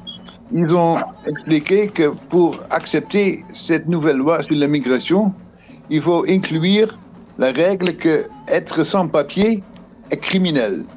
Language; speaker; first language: French; non-native, learner; Dutch